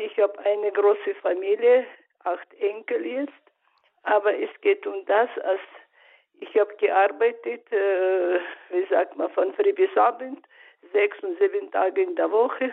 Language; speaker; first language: German; non-native, learner; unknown